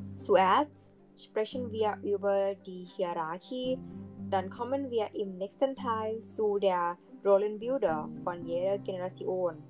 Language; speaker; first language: German; non-native, learner; Thai